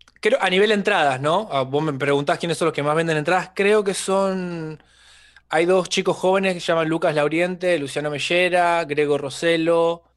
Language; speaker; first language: Spanish; native; Spanish